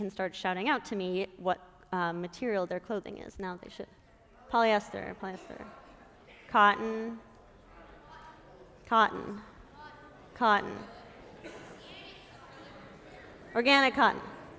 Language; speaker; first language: English; native; English